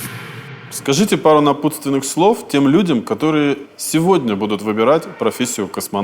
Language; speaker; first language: Russian; native; Russian